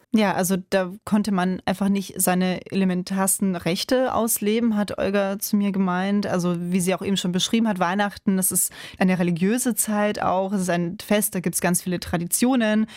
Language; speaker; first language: German; early bilingual, other home language; Ukrainian